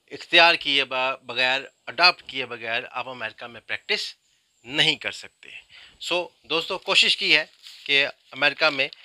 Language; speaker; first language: Urdu; native; Urdu